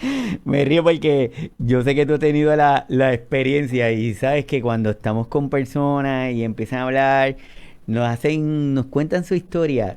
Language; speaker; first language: Spanish; native; Spanish